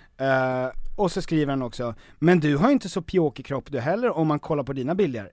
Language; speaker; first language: Swedish; native; Swedish